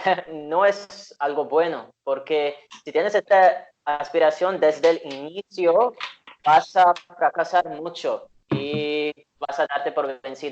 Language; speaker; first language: Spanish; non-native, fluent; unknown